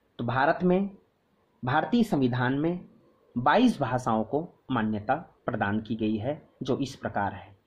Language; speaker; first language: Hindi; native; Hindi